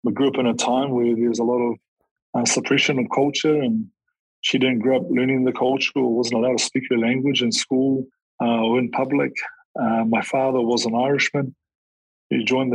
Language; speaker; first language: English; native; English